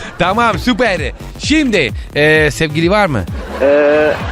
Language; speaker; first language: Turkish; non-native, learner; Italian